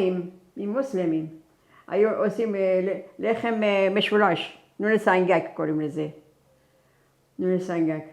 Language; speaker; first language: Hebrew; non-native, fluent; Persian